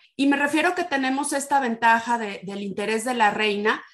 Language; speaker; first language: Spanish; native; Spanish